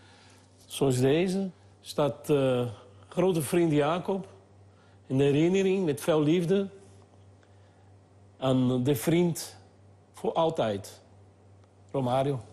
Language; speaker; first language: Dutch; non-native, fluent; Portuguese